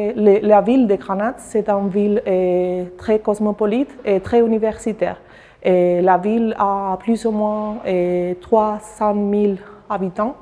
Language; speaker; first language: French; non-native, learner; Spanish